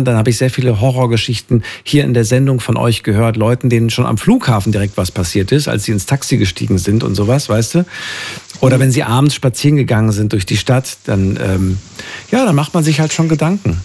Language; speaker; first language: German; native; German